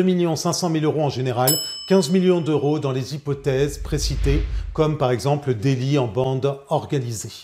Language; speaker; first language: French; native; French